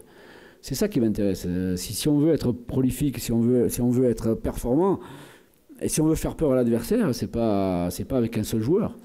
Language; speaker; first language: French; native; French